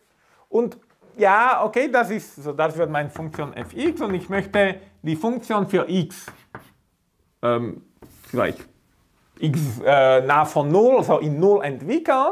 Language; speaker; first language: German; non-native, fluent; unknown